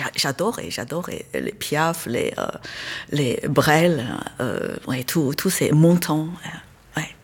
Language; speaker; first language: French; non-native, fluent; Chinese